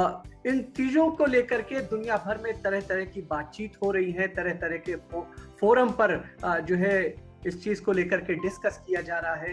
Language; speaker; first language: Hindi; native; Hindi